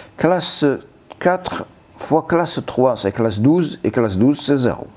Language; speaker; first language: French; non-native, local second language; Arabic